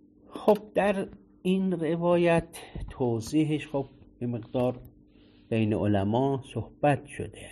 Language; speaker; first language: Persian; native; Persian